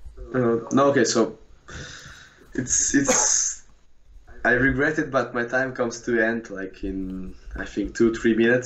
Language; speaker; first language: English; non-native, fluent; Russian